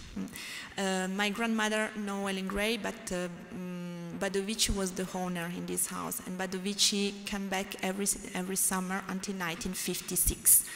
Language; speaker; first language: English; non-native, learner; French